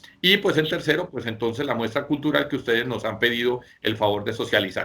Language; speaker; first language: Spanish; native; Spanish